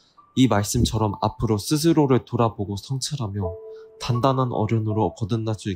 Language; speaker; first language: Korean; native; Korean